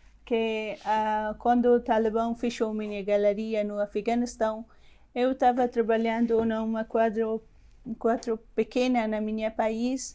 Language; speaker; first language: Portuguese; non-native, learner; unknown